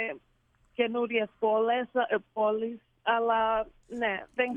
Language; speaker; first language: Greek; early bilingual, heritage; Greek